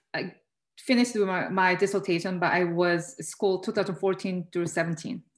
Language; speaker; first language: English; non-native, fluent; Korean